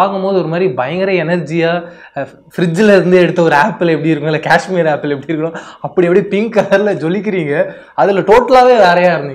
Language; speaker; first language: Tamil; native; Tamil